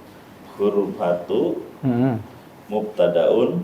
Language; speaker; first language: Arabic; non-native, learner; Indonesian